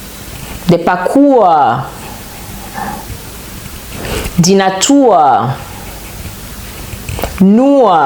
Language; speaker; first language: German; non-native, fluent; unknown